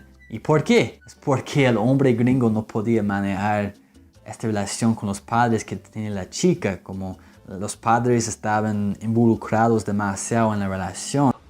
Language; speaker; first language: Spanish; non-native, fluent; English